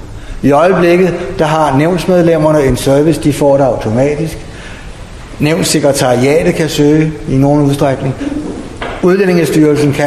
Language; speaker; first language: Danish; native; Danish